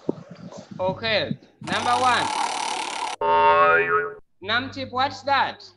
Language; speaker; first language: English; non-native, fluent; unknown